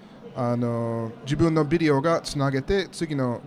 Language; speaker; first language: Japanese; non-native, learner; English